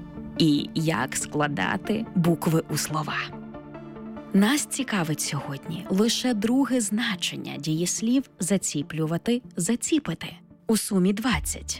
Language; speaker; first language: Ukrainian; native; Ukrainian